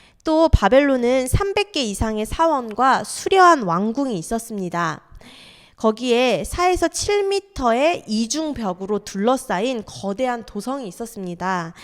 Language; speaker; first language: Korean; native; Korean